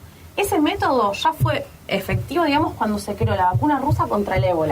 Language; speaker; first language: Spanish; native; Spanish